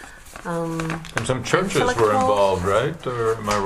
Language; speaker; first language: English; native; English